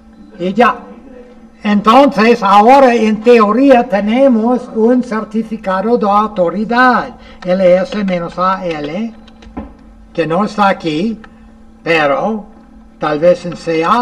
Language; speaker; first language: Spanish; non-native, fluent; English